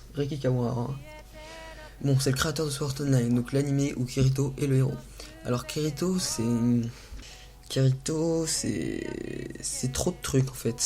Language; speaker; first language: French; native; French